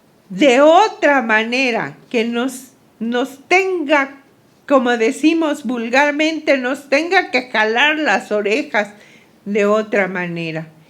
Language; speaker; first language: Spanish; native; Spanish